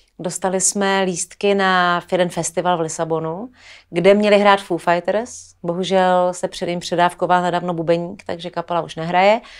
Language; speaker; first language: Czech; native; Czech